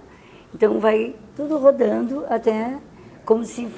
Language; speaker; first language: Portuguese; native; Portuguese